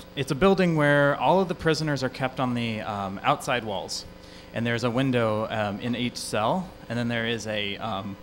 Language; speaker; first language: English; native; English